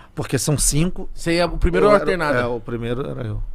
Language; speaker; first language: Portuguese; native; Portuguese